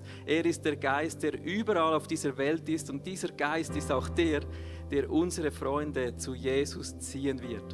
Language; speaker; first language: German; native; German